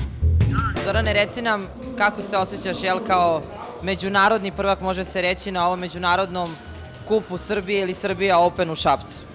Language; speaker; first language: Bosnian; native; Bosnian